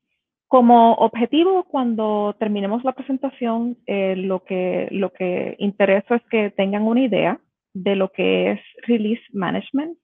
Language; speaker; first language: Spanish; native; Spanish